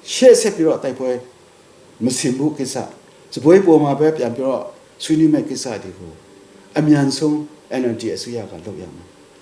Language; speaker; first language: Burmese; non-native, local second language; Kachin